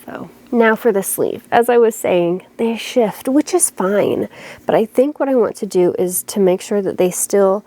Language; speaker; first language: English; native; English